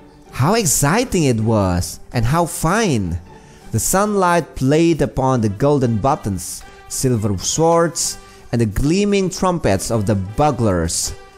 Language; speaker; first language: English; non-native, fluent; Indonesian